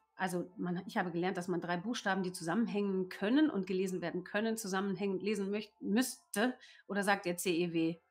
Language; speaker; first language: German; native; German